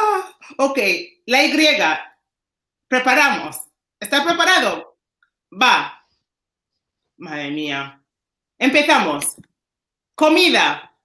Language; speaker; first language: Spanish; non-native, fluent; English